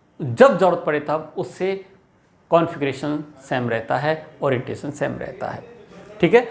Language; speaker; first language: Hindi; native; Hindi